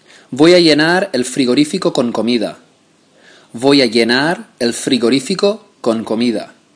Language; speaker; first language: Spanish; non-native, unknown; English